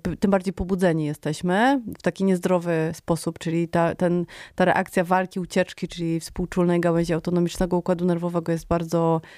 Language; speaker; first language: Polish; native; Polish